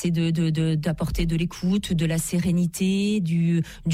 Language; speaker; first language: French; native; French